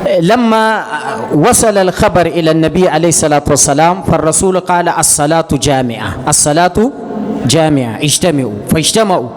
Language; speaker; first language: Arabic; non-native, fluent; Urdu